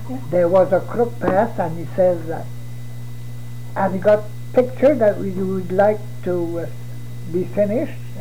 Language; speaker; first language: English; non-native, fluent; French